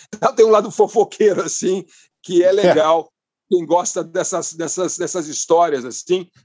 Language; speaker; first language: Portuguese; non-native, fluent; English